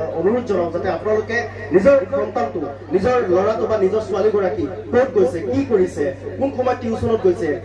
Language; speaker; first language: Assamese; non-native, local second language; Sylheti